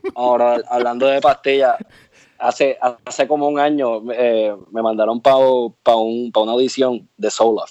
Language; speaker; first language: Spanish; native; Spanish